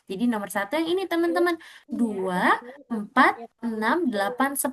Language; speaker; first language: Indonesian; native; Indonesian